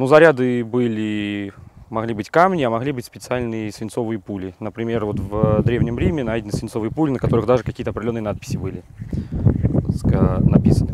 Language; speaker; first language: Russian; native; Russian